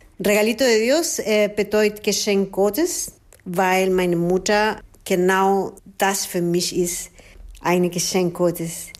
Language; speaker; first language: German; non-native, fluent; Spanish